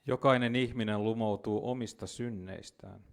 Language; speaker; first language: Finnish; native; Finnish